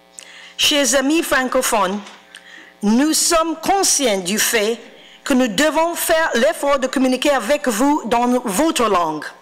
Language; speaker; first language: French; non-native, fluent; English